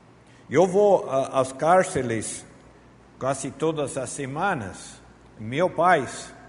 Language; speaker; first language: Portuguese; non-native, fluent; Spanish